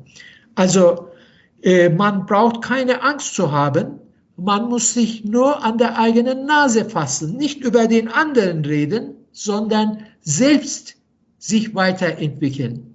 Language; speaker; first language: German; non-native, fluent; Turkish